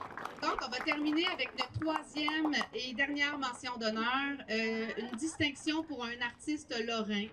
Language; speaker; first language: French; native; French